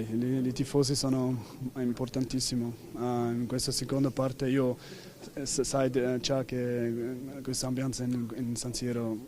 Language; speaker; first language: Italian; non-native, fluent; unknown